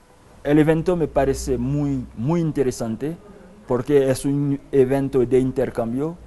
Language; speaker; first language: Spanish; non-native, fluent; Haitian Creole